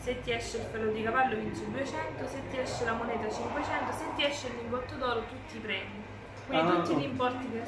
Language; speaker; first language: Italian; native; Italian